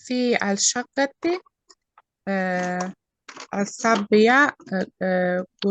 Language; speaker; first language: Arabic; non-native, learner; Bosnian